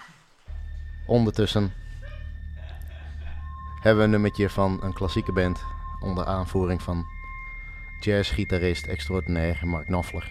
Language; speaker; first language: Dutch; native; Dutch